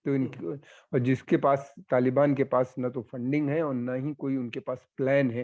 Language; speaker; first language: Hindi; native; Hindi